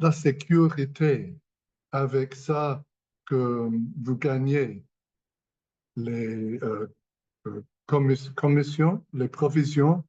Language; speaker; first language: French; non-native, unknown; English